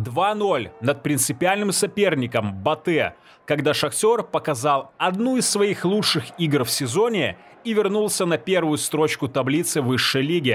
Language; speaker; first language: Russian; native; Russian